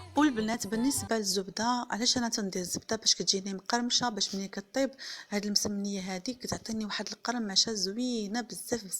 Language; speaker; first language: Arabic; native; Arabic